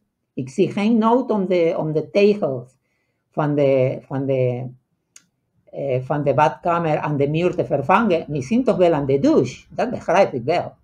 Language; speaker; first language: Dutch; non-native, fluent; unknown